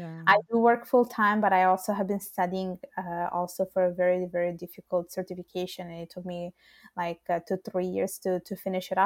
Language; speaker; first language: English; non-native, fluent; Italian